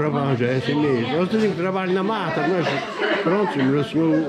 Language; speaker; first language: Portuguese; native; Portuguese